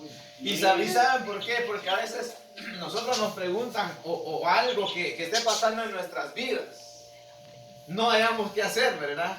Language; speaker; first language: Spanish; native; Spanish